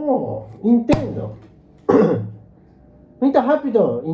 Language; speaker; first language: Portuguese; non-native, learner; Japanese